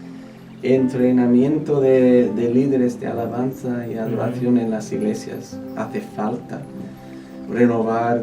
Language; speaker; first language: Spanish; non-native, fluent; English